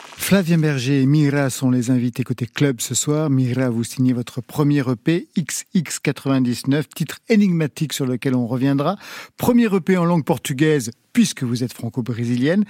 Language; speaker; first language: French; native; French